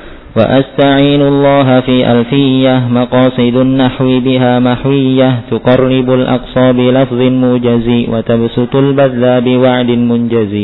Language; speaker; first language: Arabic; non-native, learner; Indonesian